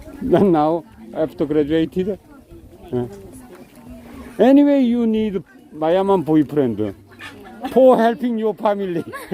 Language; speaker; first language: English; non-native, learner; Korean